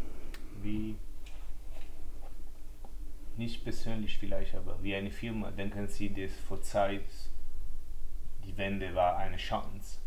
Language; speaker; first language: German; non-native, learner; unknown